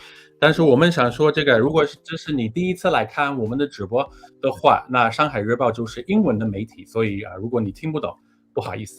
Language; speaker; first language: Chinese; non-native, fluent; English